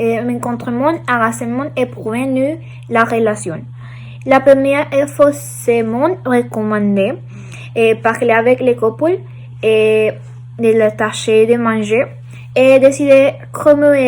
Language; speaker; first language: French; non-native, learner; Spanish